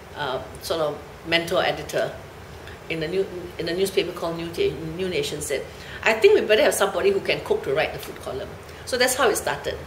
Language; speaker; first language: English; native; English